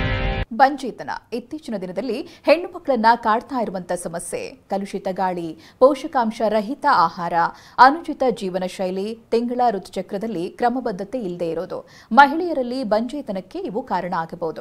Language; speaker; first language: Kannada; native; Kannada